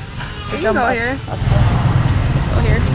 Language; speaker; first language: English; non-native, fluent; Finnish